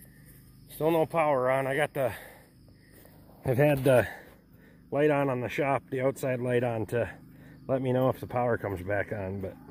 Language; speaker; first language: English; native; English